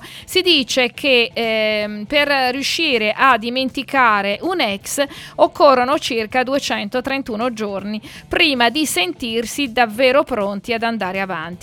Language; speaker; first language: Italian; native; Italian